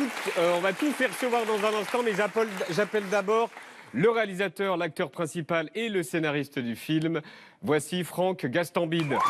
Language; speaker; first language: French; native; French